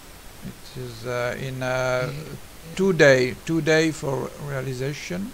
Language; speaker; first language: English; non-native, learner; French